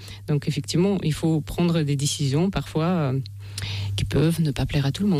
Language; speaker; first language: French; non-native, fluent; Russian